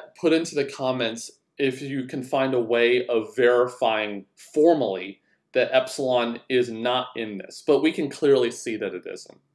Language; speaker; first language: English; native; English